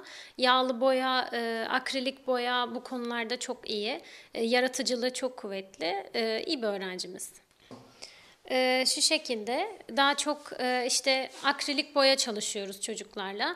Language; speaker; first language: Turkish; native; Turkish